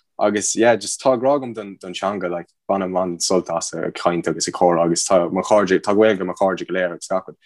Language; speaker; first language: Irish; native; Irish